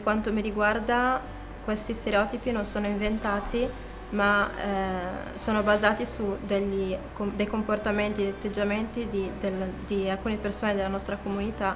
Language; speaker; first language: Italian; early bilingual, other home language; Arabic